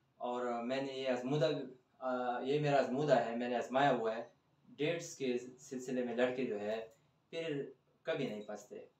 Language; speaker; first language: Hindi; non-native, local second language; Punjabi